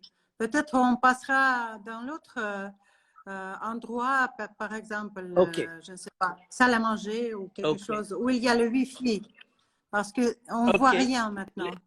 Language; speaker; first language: French; non-native, learner; Russian